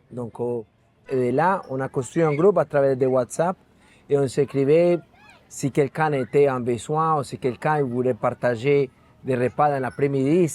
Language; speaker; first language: French; non-native, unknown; Spanish